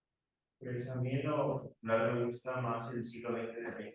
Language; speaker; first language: Spanish; native; Spanish